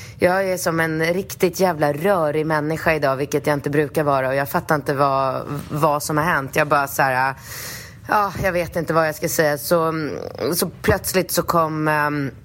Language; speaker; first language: Swedish; early bilingual, other home language; Polish